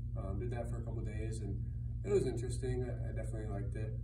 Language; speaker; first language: English; native; English